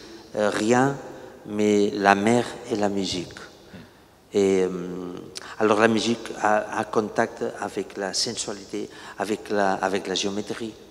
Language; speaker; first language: French; non-native, learner; Catalan